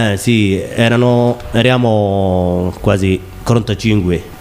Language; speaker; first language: Italian; non-native, learner; Somali